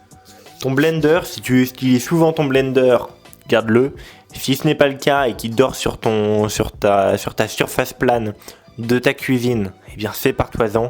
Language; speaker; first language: French; native; French